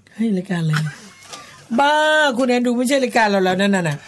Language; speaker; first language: Thai; native; Thai